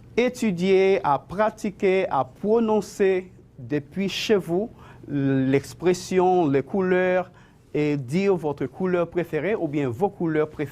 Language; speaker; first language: French; non-native, fluent; Spanish